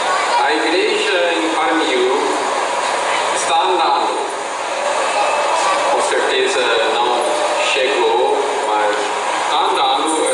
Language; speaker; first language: Portuguese; non-native, fluent; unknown